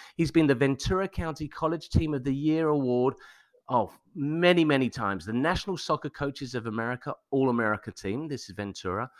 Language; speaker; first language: English; native; English